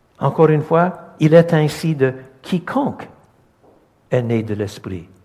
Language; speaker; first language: French; non-native, local second language; English